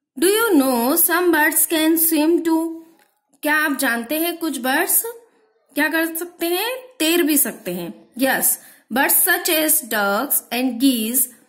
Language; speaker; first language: Hindi; native; Hindi